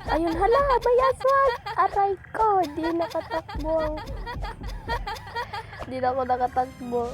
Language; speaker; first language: Filipino; non-native, local second language; Cebuano